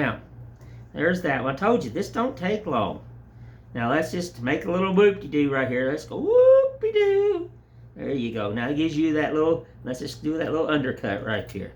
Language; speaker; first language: English; native; English